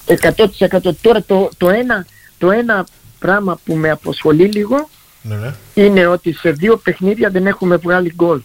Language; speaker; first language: Greek; early bilingual, heritage; Greek